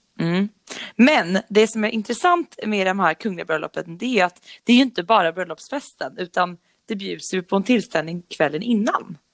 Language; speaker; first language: Swedish; native; Swedish